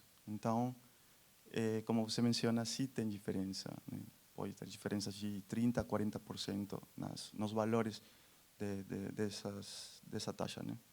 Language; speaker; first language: Portuguese; non-native, fluent; Spanish